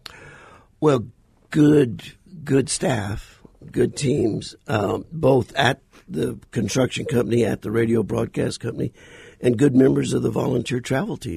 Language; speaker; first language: English; native; English